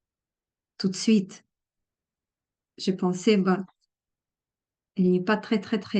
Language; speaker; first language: French; non-native, fluent; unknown